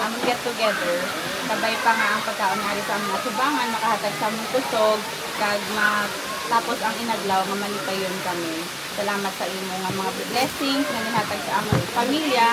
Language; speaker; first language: Filipino; non-native, local second language; Hiligaynon